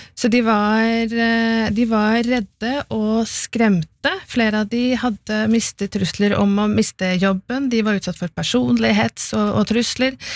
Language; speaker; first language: Norwegian; native; Norwegian